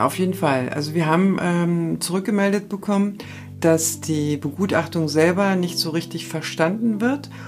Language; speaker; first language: German; native; German